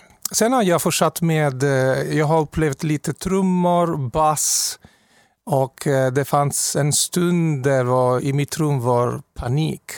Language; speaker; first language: Swedish; non-native, fluent; Italian